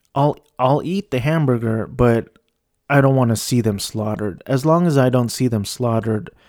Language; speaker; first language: English; early bilingual, other home language; Filipino